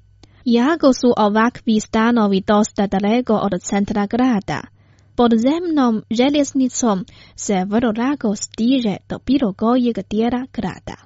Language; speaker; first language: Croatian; non-native, fluent; Chinese